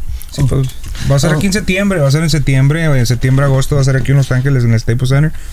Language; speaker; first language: Spanish; native; Spanish